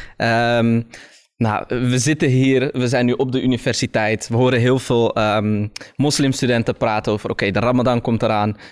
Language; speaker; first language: Dutch; early bilingual, other home language; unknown